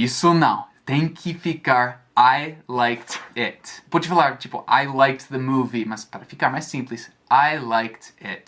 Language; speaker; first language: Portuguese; non-native, fluent; English